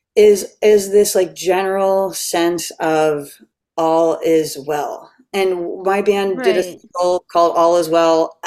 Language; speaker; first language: English; native; English